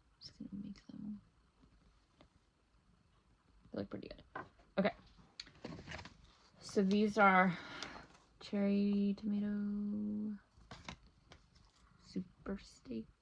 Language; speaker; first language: English; native; English